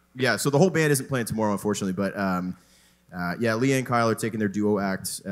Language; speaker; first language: English; native; English